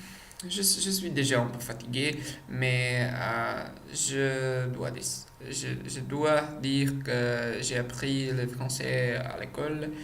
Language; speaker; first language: French; non-native, learner; Czech